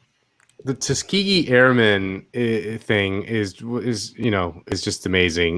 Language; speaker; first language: English; native; English